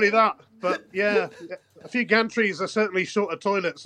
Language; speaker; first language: English; native; English